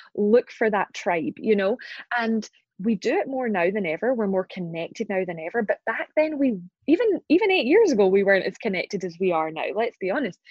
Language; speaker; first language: English; native; English